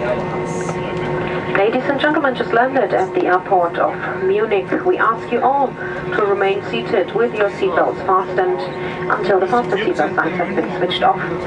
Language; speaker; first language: English; non-native, fluent; German